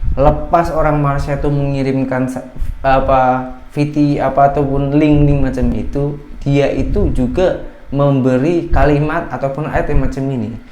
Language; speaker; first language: Indonesian; native; Indonesian